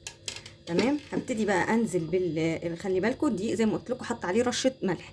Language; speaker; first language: Arabic; native; Arabic